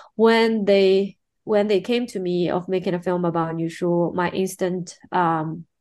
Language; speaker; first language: English; non-native, fluent; Chinese